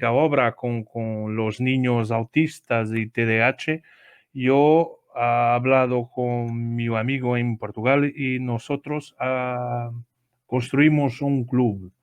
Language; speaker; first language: Spanish; non-native, learner; Portuguese